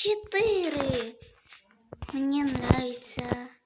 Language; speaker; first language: Russian; non-native, local second language; Kazakh